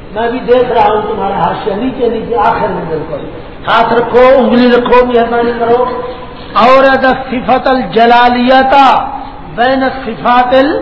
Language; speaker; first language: Urdu; non-native, local second language; Punjabi